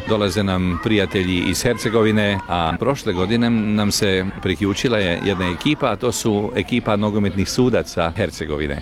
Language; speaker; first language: Croatian; early bilingual, heritage; Hungarian